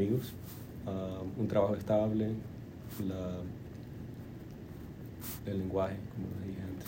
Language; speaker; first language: Spanish; native; Spanish